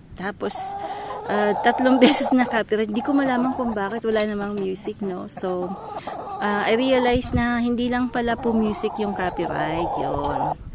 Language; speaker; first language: Filipino; native; Filipino